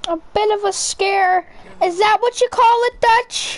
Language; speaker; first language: English; native; English